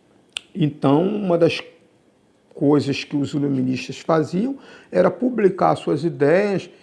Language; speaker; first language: Portuguese; native; Portuguese